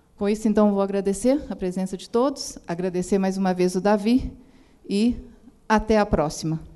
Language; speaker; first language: Portuguese; native; Portuguese